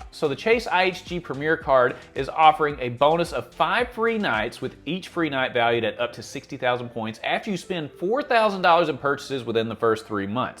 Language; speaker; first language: English; native; English